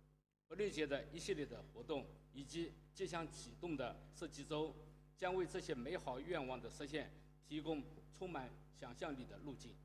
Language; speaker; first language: Chinese; native; Chinese